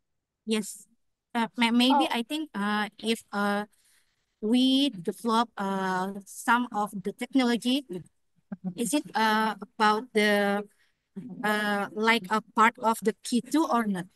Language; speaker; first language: English; non-native, learner; Indonesian